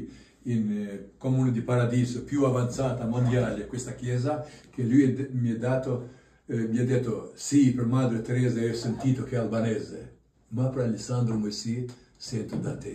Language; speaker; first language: Italian; non-native, learner; Albanian